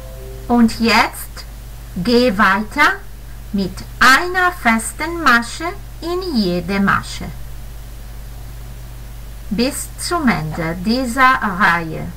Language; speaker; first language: German; non-native, fluent; Italian